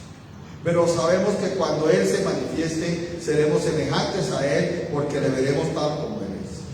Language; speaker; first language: Spanish; native; Spanish